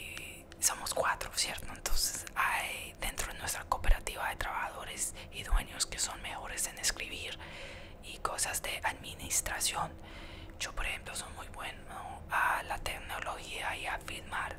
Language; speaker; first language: Spanish; early bilingual, heritage; Spanish